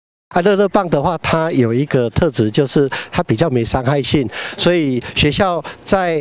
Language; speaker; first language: Chinese; native; Chinese